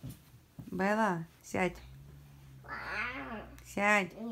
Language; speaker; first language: Russian; native; Russian